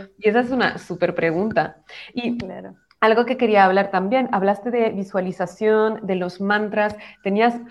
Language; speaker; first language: Spanish; native; Spanish